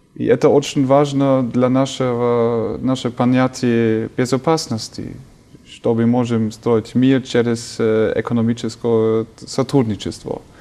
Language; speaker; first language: Russian; non-native, fluent; German